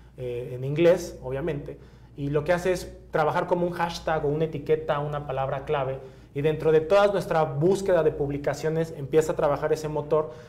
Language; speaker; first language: Spanish; native; Spanish